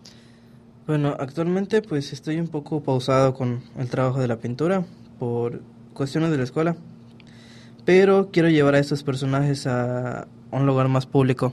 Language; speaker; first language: Spanish; native; Spanish